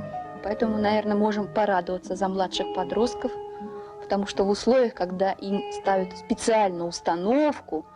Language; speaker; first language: Russian; native; Russian